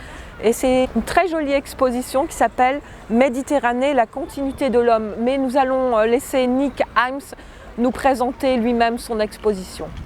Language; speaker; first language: French; native; French